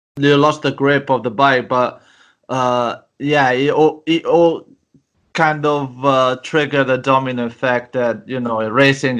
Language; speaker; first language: English; non-native, fluent; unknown